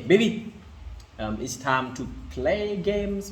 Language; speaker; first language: English; non-native, learner; Lao